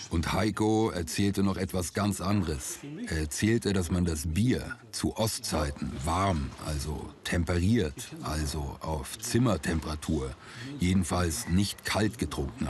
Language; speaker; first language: German; native; German